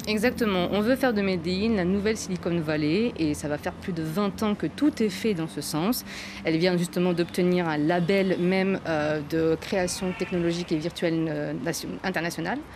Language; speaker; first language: French; native; French